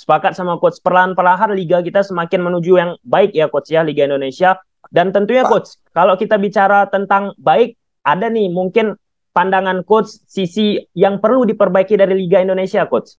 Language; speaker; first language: Indonesian; native; Indonesian